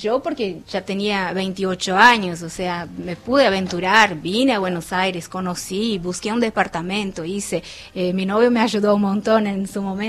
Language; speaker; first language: Spanish; non-native, fluent; Portuguese